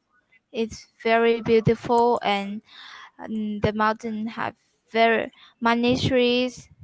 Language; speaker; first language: English; non-native, learner; Vietnamese